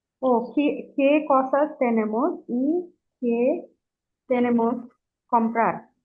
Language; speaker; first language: Spanish; non-native, learner; Bangla